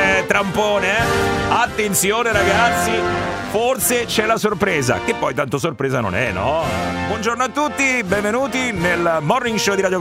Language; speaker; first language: Italian; native; Italian